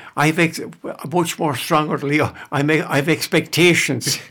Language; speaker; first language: English; native; English